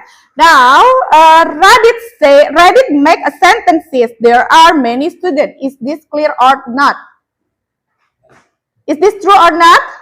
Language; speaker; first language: English; non-native, learner; Indonesian